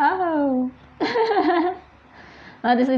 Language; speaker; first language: English; non-native, learner; Filipino